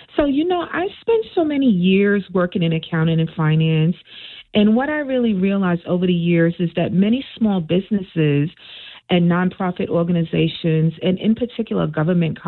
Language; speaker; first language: English; native; English